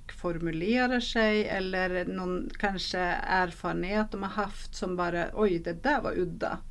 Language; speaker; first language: Swedish; non-native, fluent; Norwegian